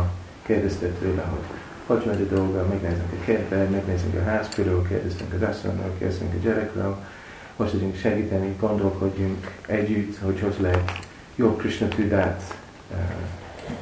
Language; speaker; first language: Hungarian; non-native, learner; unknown